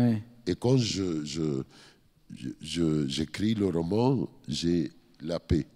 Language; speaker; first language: French; non-native, fluent; Arabic